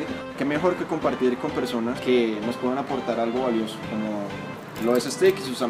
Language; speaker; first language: Spanish; native; Spanish